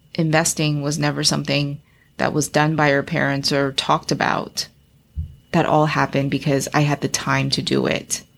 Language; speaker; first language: English; early bilingual, other home language; Chinese